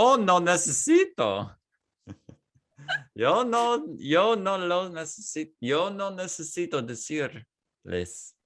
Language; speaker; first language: Spanish; non-native, fluent; English